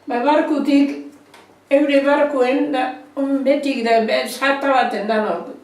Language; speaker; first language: Basque; native; Basque